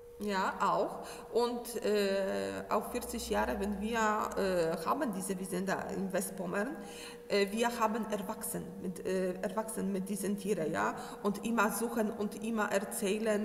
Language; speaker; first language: German; non-native, learner; Polish